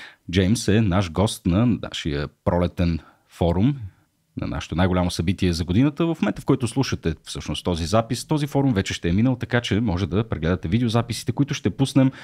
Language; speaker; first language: Bulgarian; native; Bulgarian